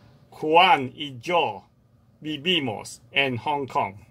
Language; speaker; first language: Spanish; non-native, learner; Cantonese